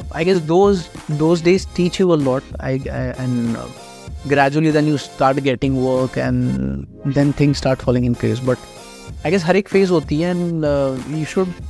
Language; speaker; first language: Hindi; non-native, local second language; Marathi